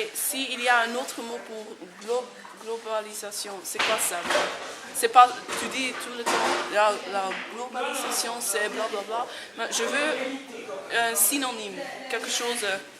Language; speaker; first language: French; non-native, local second language; Dutch